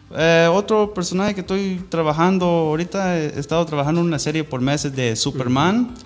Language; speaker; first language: Spanish; early bilingual, heritage; Spanish